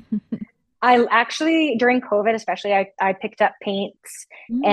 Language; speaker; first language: English; native; English